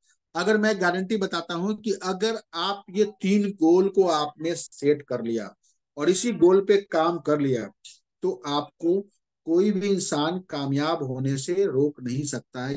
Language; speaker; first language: Hindi; native; Hindi